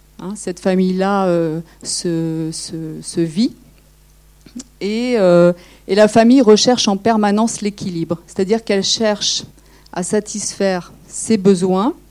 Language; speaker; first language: French; native; French